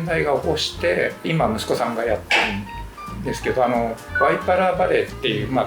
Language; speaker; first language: Japanese; native; Japanese